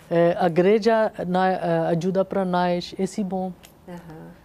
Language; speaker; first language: Portuguese; non-native, learner; Urdu